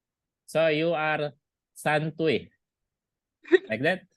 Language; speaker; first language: English; non-native, learner; Indonesian